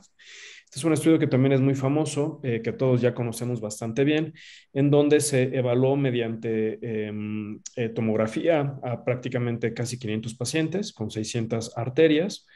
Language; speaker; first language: Spanish; native; Spanish